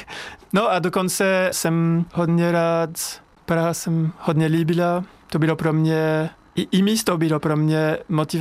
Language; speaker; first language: Czech; non-native, fluent; French